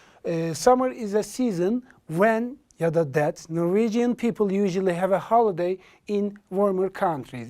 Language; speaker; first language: English; non-native, fluent; Turkish